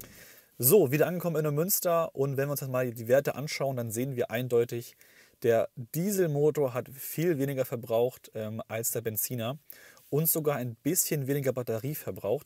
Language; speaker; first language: German; native; German